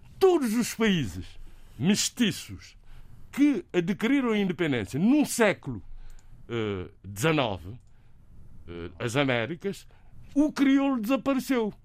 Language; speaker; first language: Portuguese; non-native, local second language; Kabuverdianu